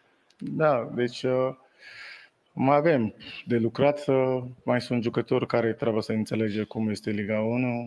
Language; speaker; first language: Romanian; non-native, learner; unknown